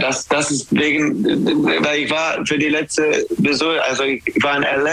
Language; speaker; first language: German; non-native, fluent; English